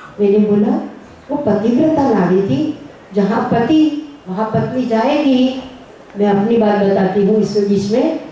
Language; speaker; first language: Hindi; non-native, local second language; Gujarati